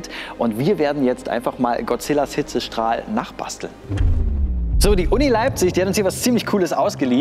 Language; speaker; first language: German; native; German